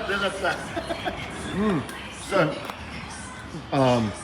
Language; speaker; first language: Japanese; native; Japanese